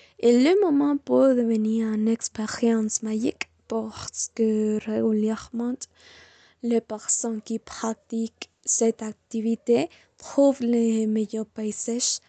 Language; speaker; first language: French; non-native, learner; Spanish